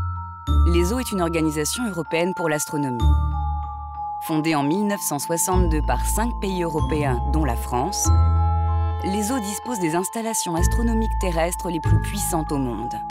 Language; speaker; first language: French; native; French